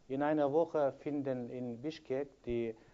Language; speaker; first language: German; non-native, fluent; Kyrgyz